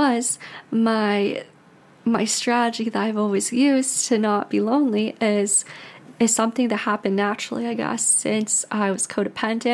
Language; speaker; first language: English; native; English